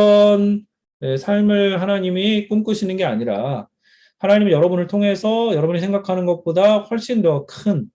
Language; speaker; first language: Korean; native; Korean